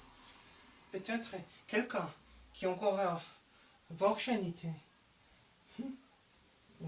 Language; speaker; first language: French; non-native, learner; German